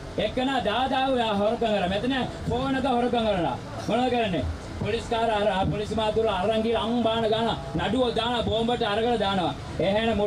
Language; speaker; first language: Sinhala; non-native, local second language; Tamil